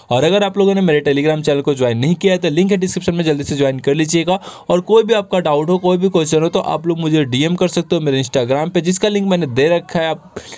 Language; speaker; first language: Hindi; native; Hindi